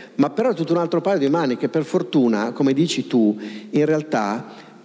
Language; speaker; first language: Italian; native; Italian